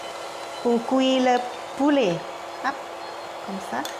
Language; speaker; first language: French; non-native, learner; Thai